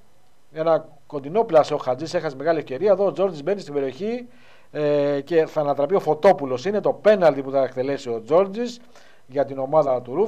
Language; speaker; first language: Greek; native; Greek